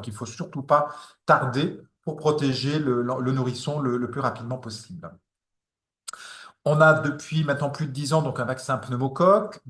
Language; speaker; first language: French; native; French